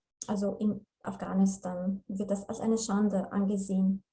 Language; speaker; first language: German; non-native, fluent; Slovenian